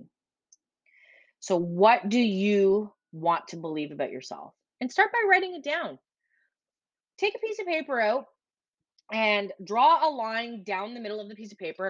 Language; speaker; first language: English; native; English